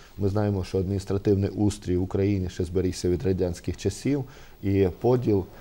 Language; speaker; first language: Ukrainian; native; Ukrainian